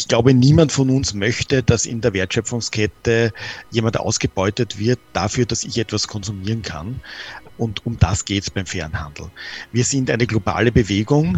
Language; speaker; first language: German; native; German